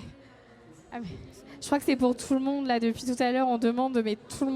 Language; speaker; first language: French; native; French